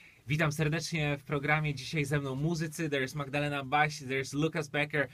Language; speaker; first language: Polish; native; Polish